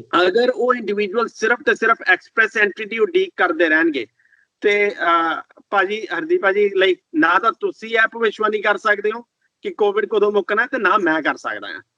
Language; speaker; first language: Punjabi; early bilingual, heritage; Punjabi